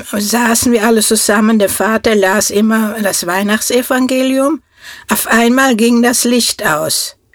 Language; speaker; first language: German; non-native, fluent; Norwegian